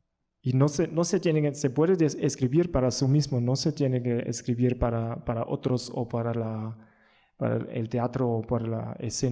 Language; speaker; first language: Spanish; non-native, learner; German